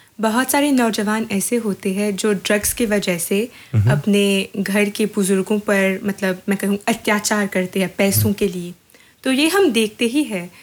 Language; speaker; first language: Hindi; non-native, local second language; Morisyen